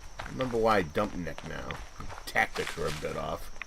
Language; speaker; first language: English; native; English